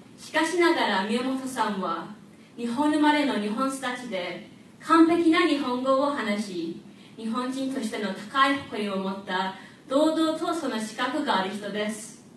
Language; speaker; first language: Japanese; early bilingual, heritage; Japanese